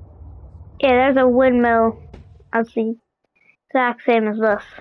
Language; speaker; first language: English; native; English